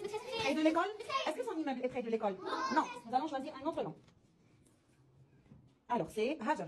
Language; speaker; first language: French; non-native, local second language; Arabic